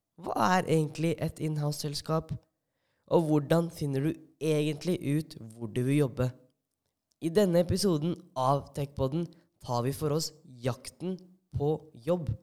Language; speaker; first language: Norwegian; native; Norwegian